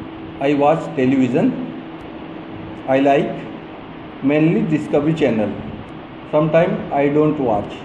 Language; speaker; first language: English; non-native, learner; Hindi